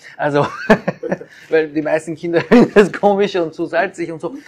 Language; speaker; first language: German; early bilingual, other home language; Japanese